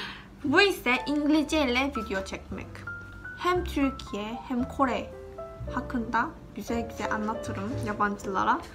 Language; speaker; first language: Turkish; non-native, fluent; Korean